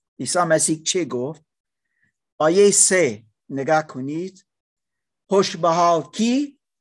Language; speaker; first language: Persian; non-native, learner; English